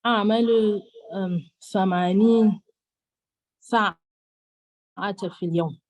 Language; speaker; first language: Arabic; non-native, learner; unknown